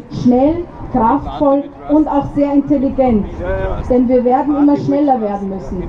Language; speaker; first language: German; early bilingual, other home language; Arabic